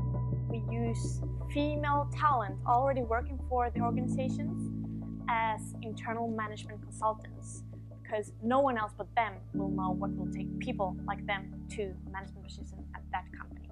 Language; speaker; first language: English; non-native, fluent; Swedish